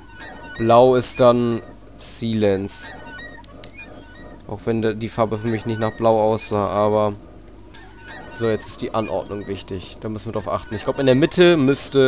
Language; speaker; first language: German; native; German